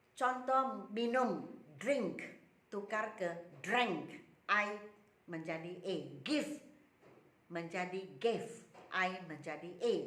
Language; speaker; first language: Malay; non-native, local second language; Chinese